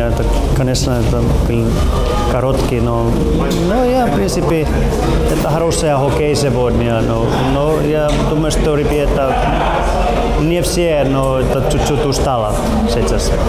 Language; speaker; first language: Russian; non-native, learner; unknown